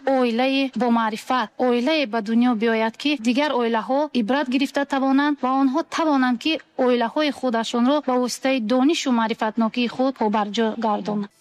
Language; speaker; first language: Tajik; native; Tajik